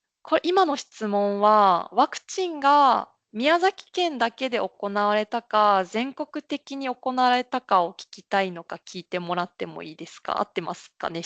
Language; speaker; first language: Japanese; native; Japanese